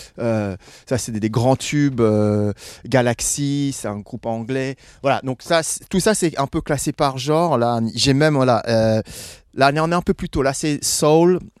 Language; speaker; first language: French; non-native, fluent; English